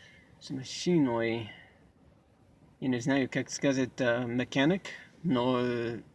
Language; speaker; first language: Russian; non-native, learner; English